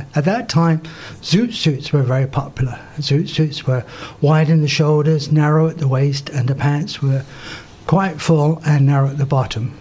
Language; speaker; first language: English; native; English